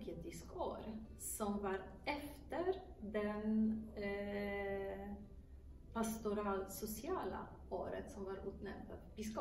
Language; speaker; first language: Swedish; non-native, fluent; Polish